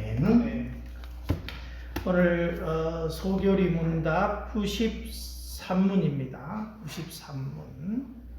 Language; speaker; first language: Korean; native; Korean